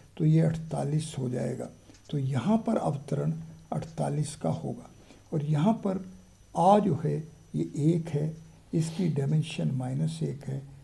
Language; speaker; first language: Hindi; native; Hindi